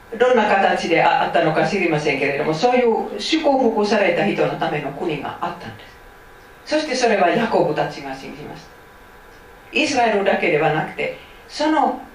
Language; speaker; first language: Japanese; non-native, fluent; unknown